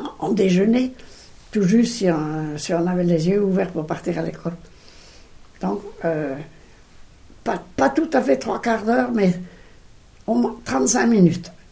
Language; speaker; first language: French; non-native, local second language; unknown